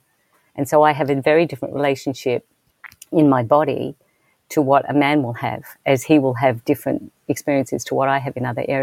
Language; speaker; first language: English; native; English